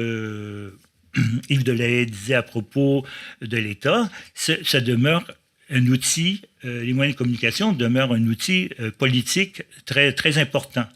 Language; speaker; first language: French; native; French